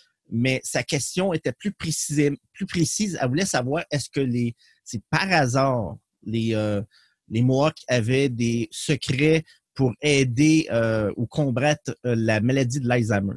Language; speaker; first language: French; native; French